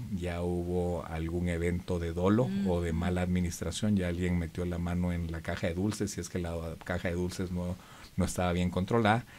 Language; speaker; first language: Spanish; native; Spanish